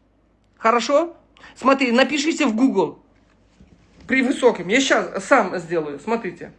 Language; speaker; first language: Russian; non-native, local second language; Uzbek